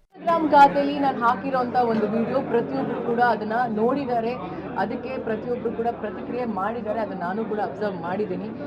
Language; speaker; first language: Kannada; native; Kannada